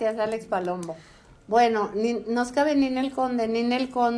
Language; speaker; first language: Spanish; native; Spanish